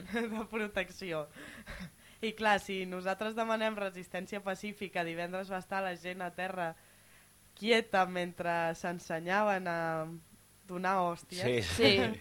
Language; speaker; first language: Catalan; native; Catalan